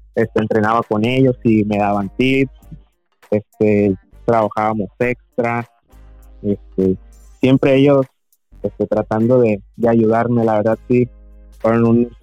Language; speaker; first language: Spanish; native; Spanish